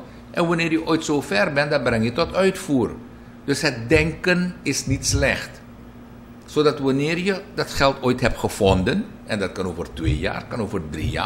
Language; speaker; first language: Dutch; native; Dutch